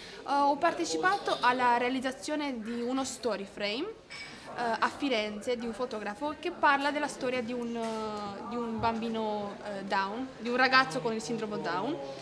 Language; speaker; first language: Italian; non-native, fluent; Romanian